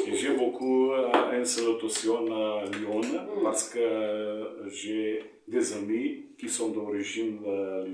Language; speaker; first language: French; non-native, learner; Macedonian